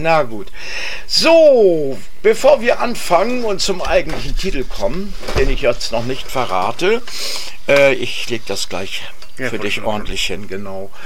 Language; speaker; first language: German; native; German